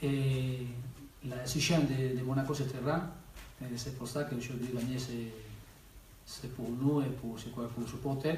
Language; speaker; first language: French; non-native, learner; Spanish